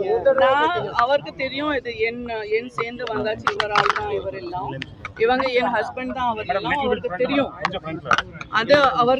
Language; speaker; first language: Tamil; non-native, local second language; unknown